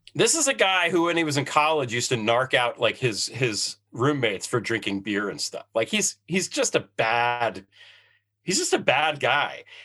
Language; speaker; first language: English; native; English